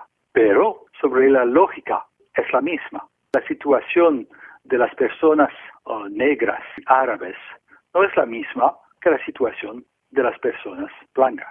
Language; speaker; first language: Spanish; non-native, fluent; French